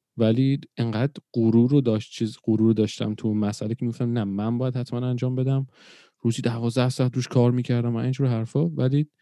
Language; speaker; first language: Persian; early bilingual, other home language; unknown